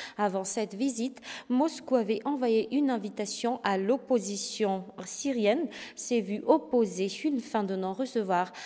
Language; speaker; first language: French; non-native, local second language; Malagasy